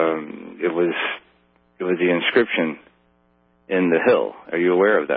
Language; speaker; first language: English; native; English